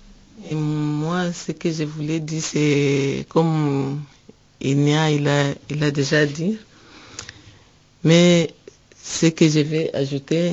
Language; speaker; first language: French; non-native, learner; Rundi